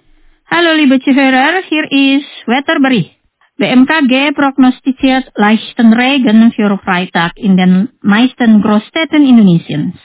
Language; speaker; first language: German; non-native, fluent; Indonesian